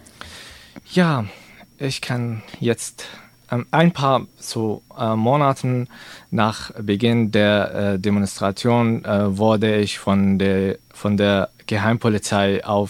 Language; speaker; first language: German; non-native, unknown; Arabic